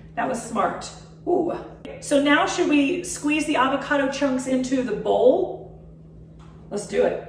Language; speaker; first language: English; native; English